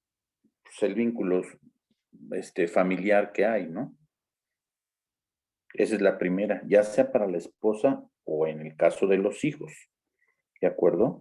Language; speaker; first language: Spanish; native; Spanish